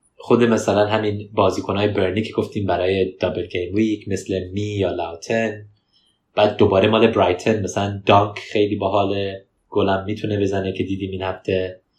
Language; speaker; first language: Persian; early bilingual, heritage; Persian